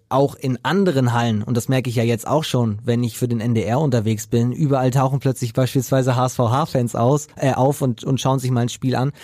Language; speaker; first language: German; native; German